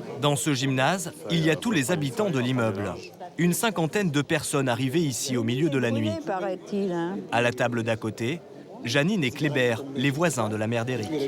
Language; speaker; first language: French; native; French